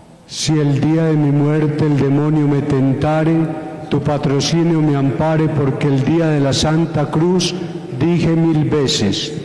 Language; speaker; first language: Spanish; native; Spanish